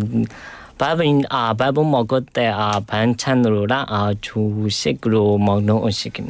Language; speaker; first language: Korean; non-native, learner; Burmese